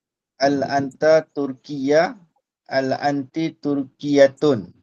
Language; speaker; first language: Arabic; non-native, learner; Malay